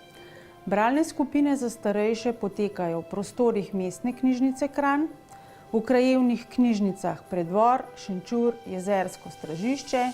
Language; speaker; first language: Slovenian; native; Slovenian